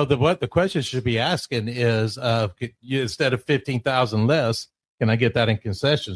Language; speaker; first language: English; native; English